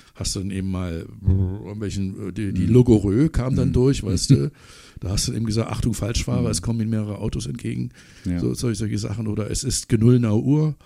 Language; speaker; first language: German; non-native, local second language; English